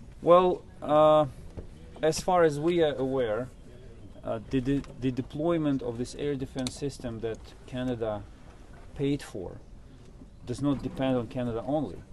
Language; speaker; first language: English; non-native, fluent; Ukrainian